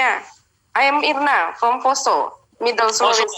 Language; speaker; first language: English; non-native, learner; Indonesian